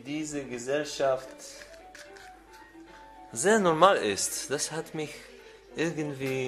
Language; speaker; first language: German; non-native, learner; Bulgarian